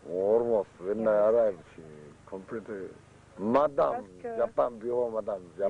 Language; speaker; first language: English; non-native, learner; Japanese